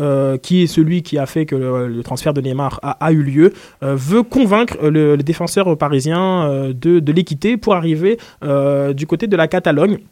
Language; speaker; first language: French; native; French